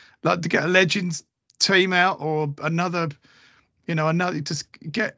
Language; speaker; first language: English; native; English